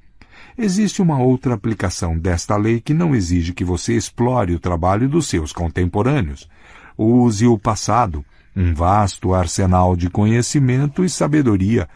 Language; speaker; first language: Portuguese; native; Portuguese